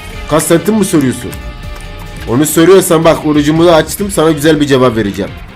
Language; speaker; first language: Turkish; non-native, fluent; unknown